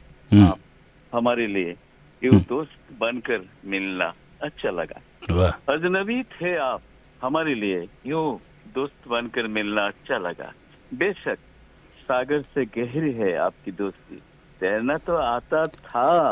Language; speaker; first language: Hindi; non-native, local second language; Bangla